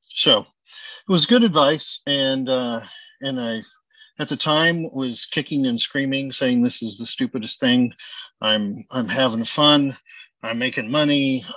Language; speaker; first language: English; native; English